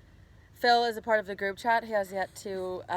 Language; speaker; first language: English; native; English